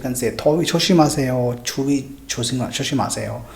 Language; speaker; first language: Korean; non-native, fluent; Hindi